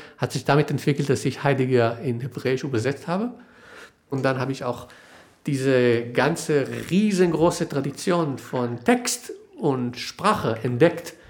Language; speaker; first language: German; non-native, fluent; Hebrew